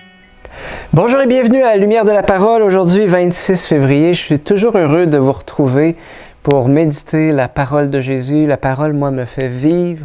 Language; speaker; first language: French; native; French